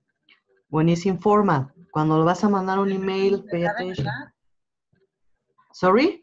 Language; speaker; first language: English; non-native, learner; Spanish